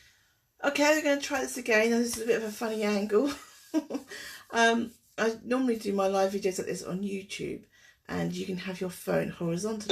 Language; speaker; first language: English; native; English